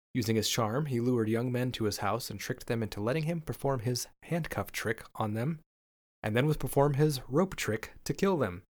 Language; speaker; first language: English; native; English